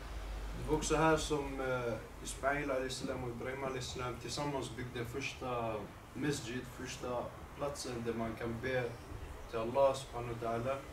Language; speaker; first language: Swedish; early bilingual, other home language; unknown